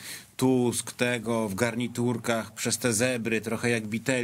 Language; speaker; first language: Polish; native; Polish